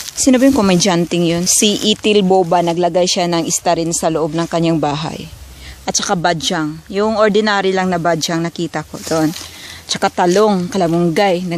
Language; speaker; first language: Filipino; non-native, local second language; Cebuano